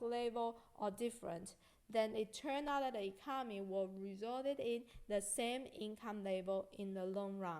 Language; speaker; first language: English; non-native, fluent; Chinese